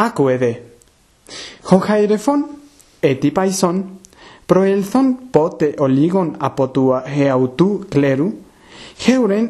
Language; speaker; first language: Greek; non-native, fluent; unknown